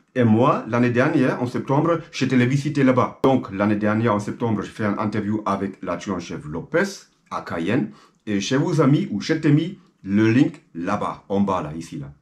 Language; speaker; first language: French; non-native, fluent; German